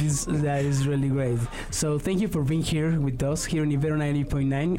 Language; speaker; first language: English; non-native, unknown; Spanish